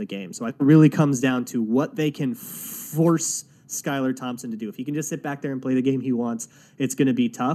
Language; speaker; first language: English; native; English